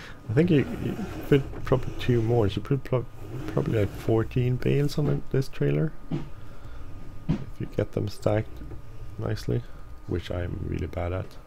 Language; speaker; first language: English; non-native, fluent; Swedish